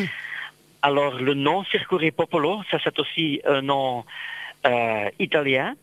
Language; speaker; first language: French; non-native, local second language; Dutch